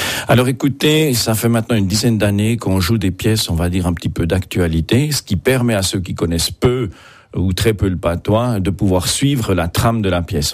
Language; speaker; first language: French; native; French